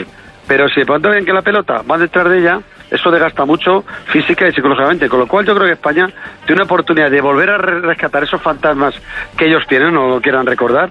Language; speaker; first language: Spanish; native; Spanish